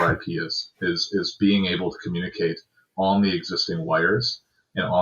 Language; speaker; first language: English; native; English